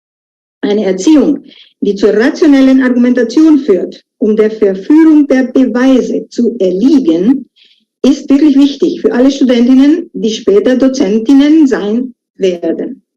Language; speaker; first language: German; non-native, fluent; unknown